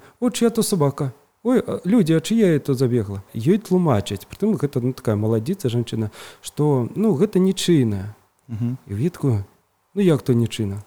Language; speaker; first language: Belarusian; native; Belarusian